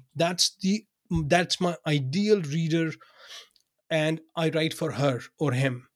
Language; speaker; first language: English; non-native, local second language; Urdu